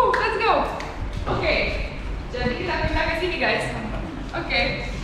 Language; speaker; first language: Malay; non-native, fluent; English